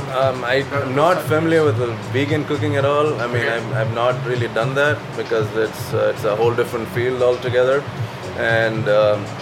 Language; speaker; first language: English; non-native, local second language; Malayalam